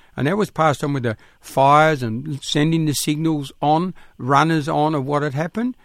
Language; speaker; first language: English; native; English